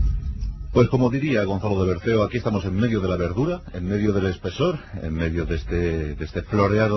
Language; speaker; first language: Spanish; native; Spanish